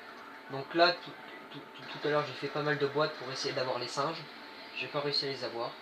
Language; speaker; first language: French; native; French